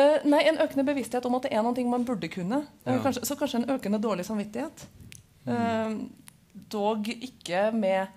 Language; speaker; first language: Norwegian; native; Norwegian